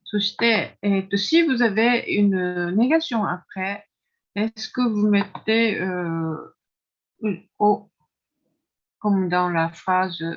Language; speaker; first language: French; non-native, fluent; Japanese